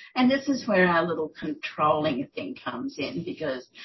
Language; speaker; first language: English; native; English